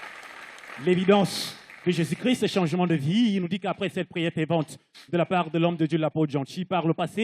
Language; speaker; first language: French; non-native, local second language; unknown